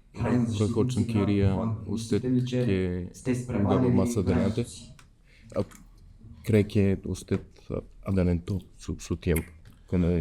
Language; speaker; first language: Spanish; non-native, learner; Bulgarian